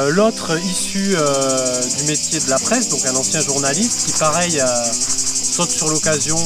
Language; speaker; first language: French; native; French